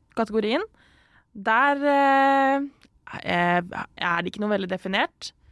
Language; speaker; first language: Norwegian; native; Norwegian